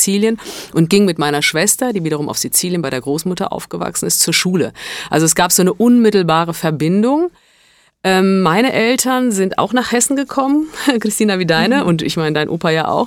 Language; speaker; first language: German; early bilingual, other home language; Italian